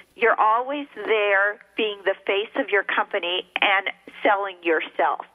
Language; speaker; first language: English; early bilingual, other home language; Spanish